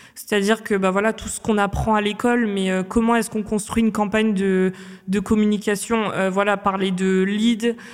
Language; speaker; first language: French; native; French